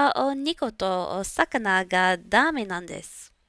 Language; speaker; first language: Japanese; non-native, learner; English